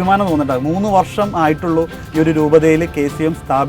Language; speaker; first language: Malayalam; native; Malayalam